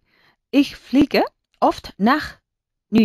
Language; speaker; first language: German; non-native, learner; Spanish